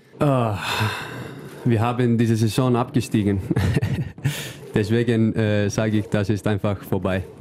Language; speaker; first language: German; non-native, learner; Icelandic